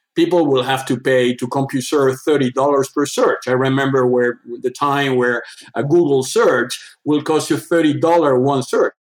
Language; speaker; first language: English; non-native, fluent; Spanish